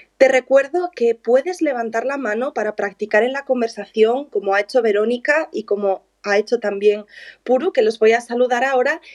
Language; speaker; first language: Spanish; native; Spanish